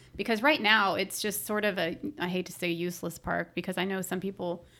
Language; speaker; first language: English; native; English